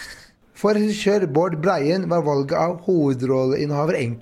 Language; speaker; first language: Norwegian; native; Norwegian